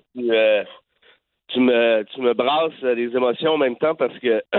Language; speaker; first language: French; native; French